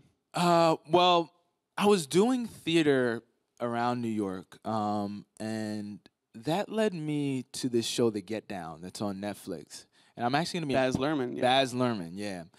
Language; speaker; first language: English; native; English